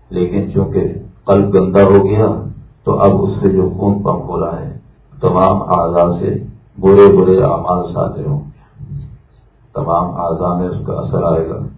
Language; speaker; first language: Urdu; native; Urdu